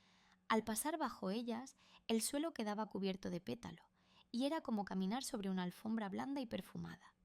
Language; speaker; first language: Spanish; native; Spanish